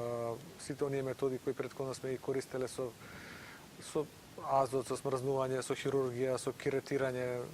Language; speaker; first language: Macedonian; native; Macedonian